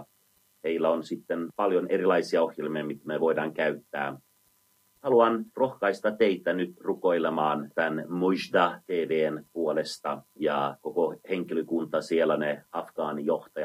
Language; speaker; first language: Finnish; non-native, fluent; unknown